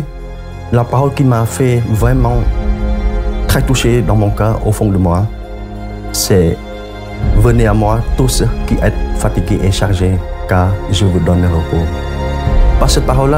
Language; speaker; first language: French; non-native, fluent; Khmer